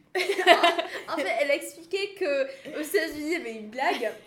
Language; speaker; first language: French; native; French